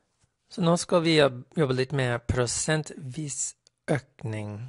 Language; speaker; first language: Norwegian; non-native, fluent; English